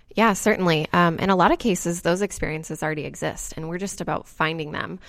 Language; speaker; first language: English; native; English